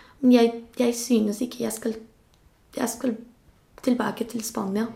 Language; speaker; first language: Norwegian; non-native, local second language; Spanish